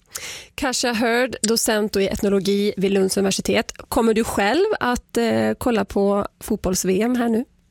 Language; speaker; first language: Swedish; native; Swedish